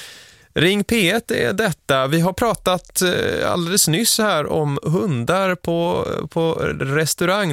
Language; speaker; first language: Swedish; native; Swedish